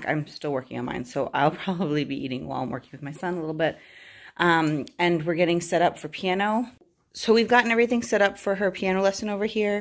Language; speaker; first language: English; native; English